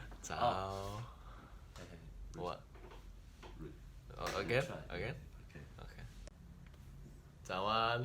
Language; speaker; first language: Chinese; non-native, learner; Korean